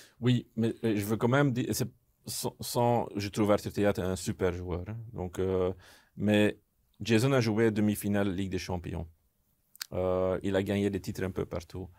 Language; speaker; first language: French; non-native, local second language; Dutch